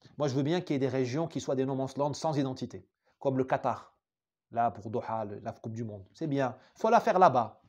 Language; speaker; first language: French; non-native, local second language; Arabic